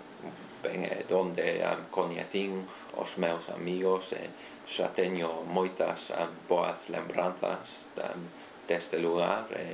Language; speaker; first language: Galician; non-native, learner; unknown